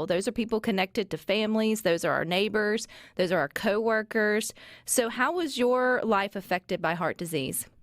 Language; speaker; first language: English; native; English